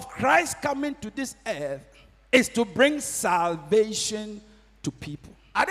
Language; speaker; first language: English; non-native, local second language; Akan